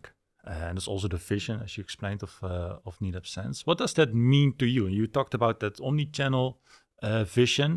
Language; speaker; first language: English; non-native, fluent; Dutch